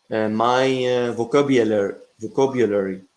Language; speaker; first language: English; non-native, fluent; Arabic